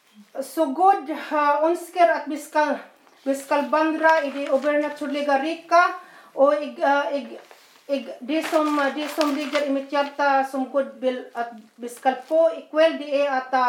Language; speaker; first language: Swedish; non-native, learner; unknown